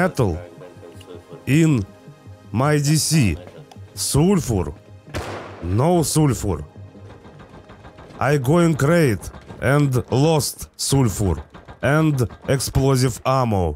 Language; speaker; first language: English; non-native, learner; Russian